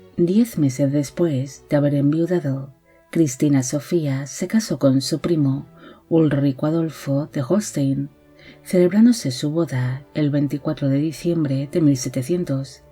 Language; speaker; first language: Spanish; native; Spanish